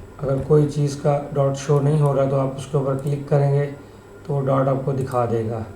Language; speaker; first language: Urdu; native; Urdu